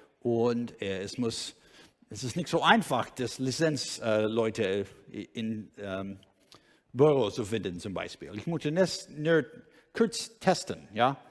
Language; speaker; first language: German; non-native, learner; English